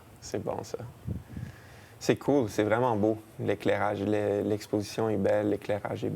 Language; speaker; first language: French; native; French